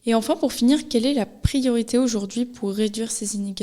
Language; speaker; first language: French; native; French